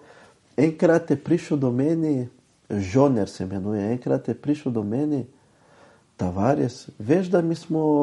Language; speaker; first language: Slovenian; non-native, fluent; Portuguese